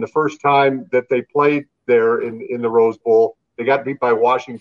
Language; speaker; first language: English; native; English